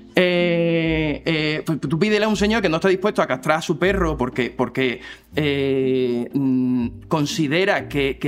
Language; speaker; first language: Spanish; native; Spanish